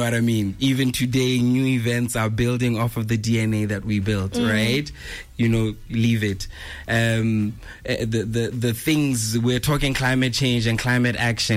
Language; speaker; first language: English; non-native, local second language; Tswana